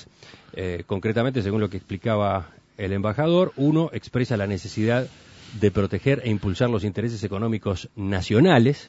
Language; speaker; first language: Spanish; native; Spanish